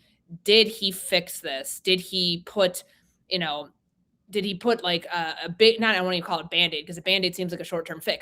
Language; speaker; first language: English; native; English